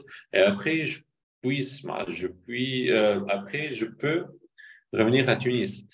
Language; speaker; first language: French; non-native, fluent; Arabic